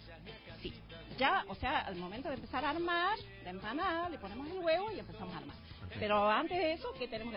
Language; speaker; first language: Spanish; native; Spanish